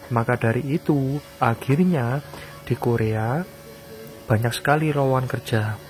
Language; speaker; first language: Indonesian; native; Indonesian